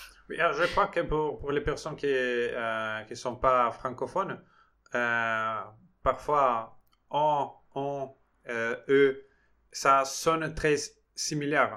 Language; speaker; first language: French; non-native, fluent; Portuguese